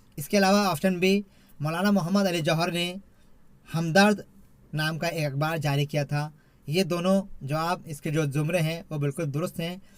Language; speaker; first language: Urdu; native; Urdu